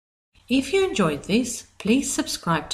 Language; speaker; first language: English; native; English